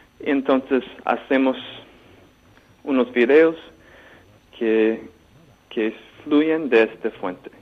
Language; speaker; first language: Spanish; non-native, fluent; English